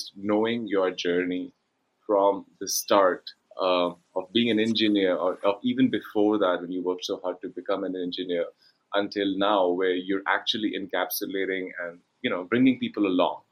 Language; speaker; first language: English; non-native, local second language; Hindi